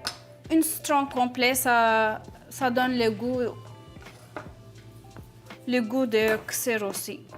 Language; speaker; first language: French; non-native, learner; Turkish